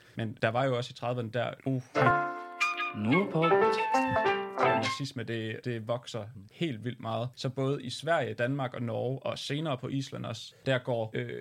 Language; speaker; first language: Swedish; non-native, learner; Danish